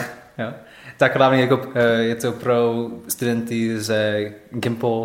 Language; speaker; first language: Czech; non-native, learner; English